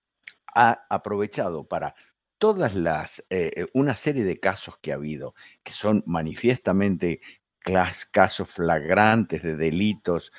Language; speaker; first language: Spanish; native; Spanish